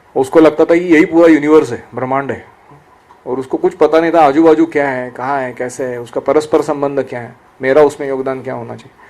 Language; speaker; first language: Hindi; non-native, local second language; Marathi